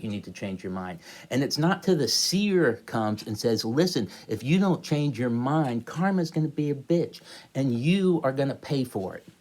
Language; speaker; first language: English; native; English